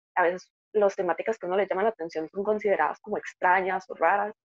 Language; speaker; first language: Spanish; native; Spanish